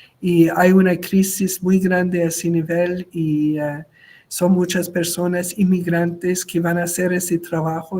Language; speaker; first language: Spanish; non-native, local second language; French